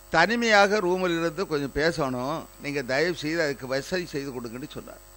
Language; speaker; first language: Tamil; native; Tamil